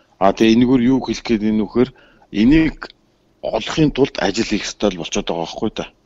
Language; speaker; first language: Mongolian; native; Mongolian